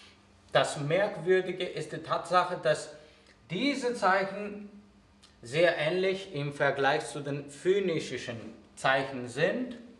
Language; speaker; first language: German; non-native, fluent; Greek